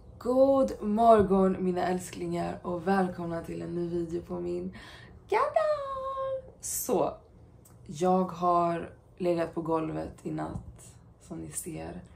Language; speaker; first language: Swedish; native; Swedish